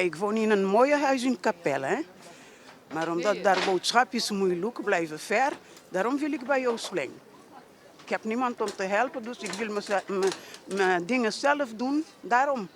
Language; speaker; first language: Dutch; non-native, learner; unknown